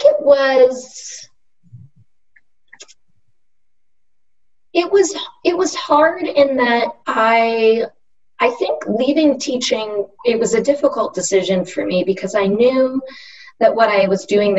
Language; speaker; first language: English; native; English